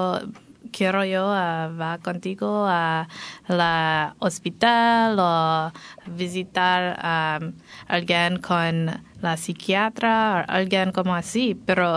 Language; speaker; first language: Spanish; non-native, learner; English